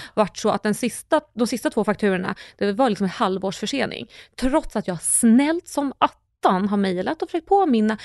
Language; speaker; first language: Swedish; early bilingual, other home language; Russian